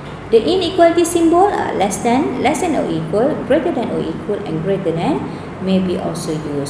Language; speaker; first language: English; non-native, local second language; Malay